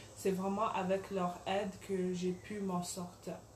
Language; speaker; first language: French; early bilingual, other home language; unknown